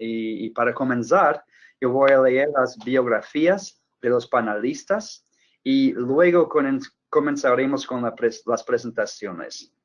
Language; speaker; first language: Spanish; non-native, fluent; English